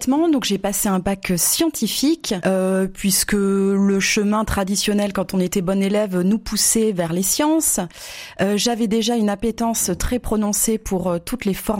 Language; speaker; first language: French; native; French